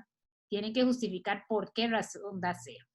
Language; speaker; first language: Spanish; native; Spanish